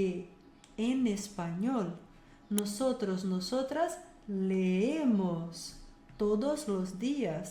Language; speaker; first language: Spanish; non-native, fluent; Portuguese